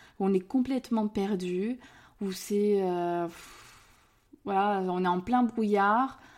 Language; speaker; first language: French; native; French